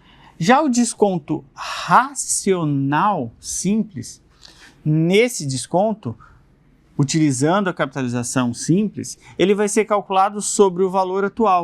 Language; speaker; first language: Portuguese; native; Portuguese